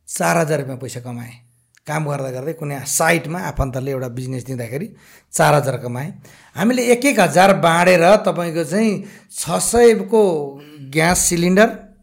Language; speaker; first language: Nepali; native; Nepali